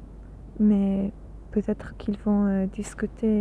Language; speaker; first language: French; non-native, learner; English